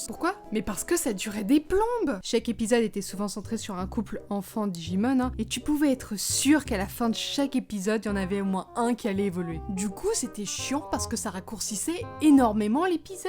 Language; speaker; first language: French; native; French